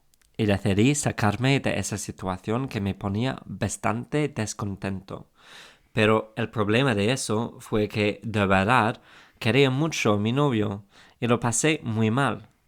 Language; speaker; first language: Spanish; non-native, fluent; English